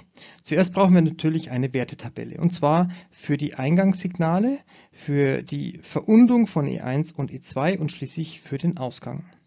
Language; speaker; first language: German; native; German